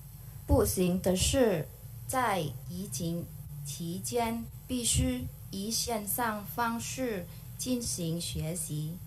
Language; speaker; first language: Chinese; non-native, learner; Indonesian